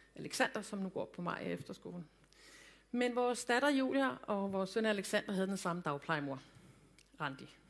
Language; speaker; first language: Danish; native; Danish